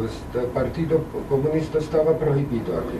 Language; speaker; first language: Portuguese; non-native, learner; Czech